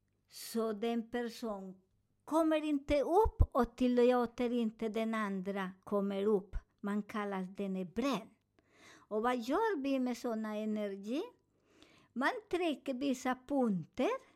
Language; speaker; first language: Swedish; non-native, learner; Spanish